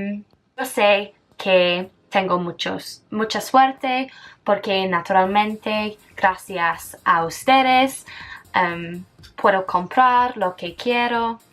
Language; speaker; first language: Spanish; non-native, fluent; English